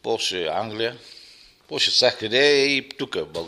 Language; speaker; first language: Bulgarian; non-native, local second language; Arabic